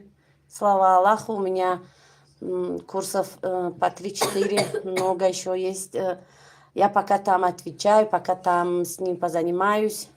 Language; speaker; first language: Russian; non-native, local second language; Tajik